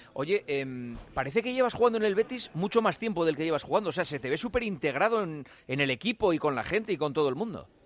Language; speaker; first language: Spanish; native; Spanish